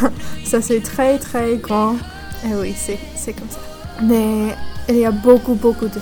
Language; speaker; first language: French; non-native, learner; English